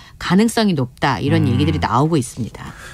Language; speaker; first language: Korean; native; Korean